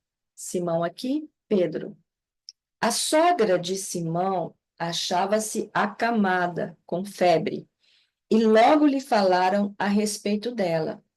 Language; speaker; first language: Portuguese; native; Portuguese